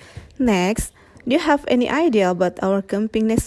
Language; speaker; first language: English; non-native, fluent; Indonesian